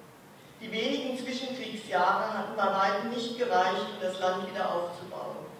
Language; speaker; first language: German; native; German